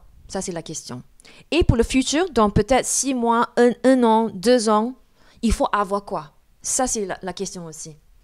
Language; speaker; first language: French; non-native, fluent; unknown